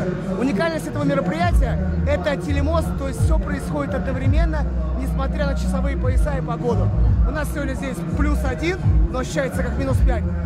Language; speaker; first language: Russian; native; Russian